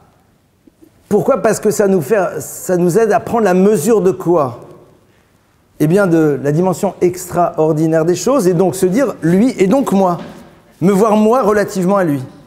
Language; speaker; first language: French; native; French